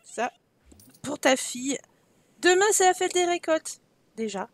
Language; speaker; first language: French; native; French